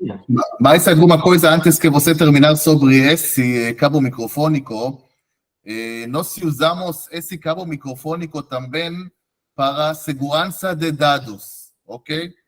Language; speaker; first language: Portuguese; non-native, fluent; Hebrew